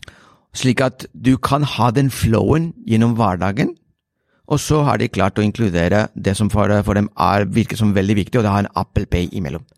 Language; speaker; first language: Norwegian; non-native, fluent; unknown